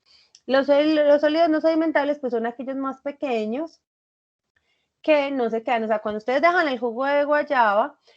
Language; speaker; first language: Spanish; native; Spanish